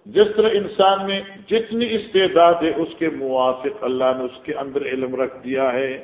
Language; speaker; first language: Urdu; non-native, local second language; Northern Hindko